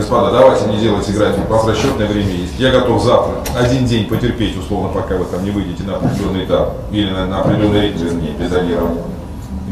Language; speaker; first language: Russian; native; Russian